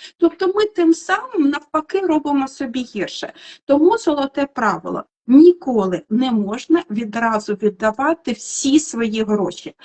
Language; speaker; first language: Ukrainian; non-native, local second language; Russian